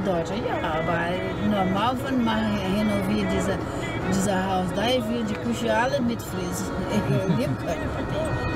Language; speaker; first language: German; non-native, learner; Portuguese